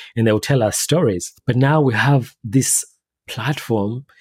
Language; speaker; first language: English; non-native, local second language; Ganda